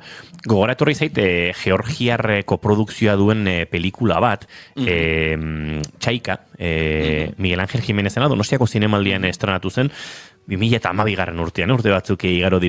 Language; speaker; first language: Basque; native; Basque